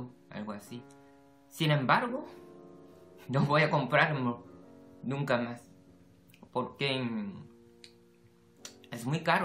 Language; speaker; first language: Spanish; non-native, fluent; Korean